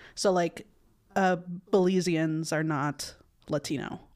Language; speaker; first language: English; early bilingual, other home language; Spanish